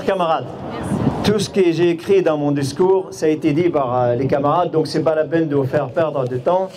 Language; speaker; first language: French; non-native, fluent; Arabic